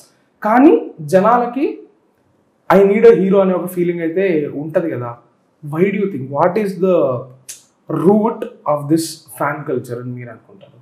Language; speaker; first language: Telugu; native; Telugu